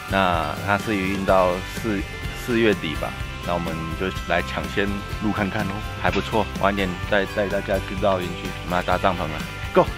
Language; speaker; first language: Chinese; native; Chinese